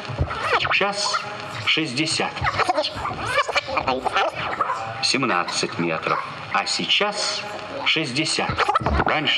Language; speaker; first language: Russian; non-native, learner; Italian